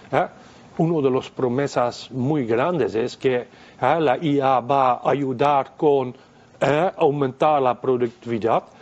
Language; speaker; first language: Spanish; non-native, fluent; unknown